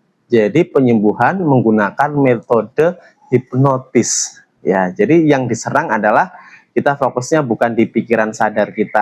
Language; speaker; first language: Indonesian; native; Indonesian